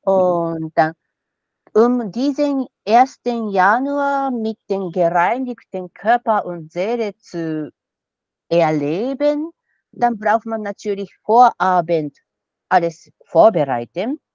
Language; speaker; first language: German; non-native, fluent; Japanese